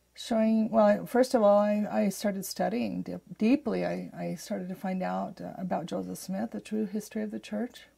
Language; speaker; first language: English; native; English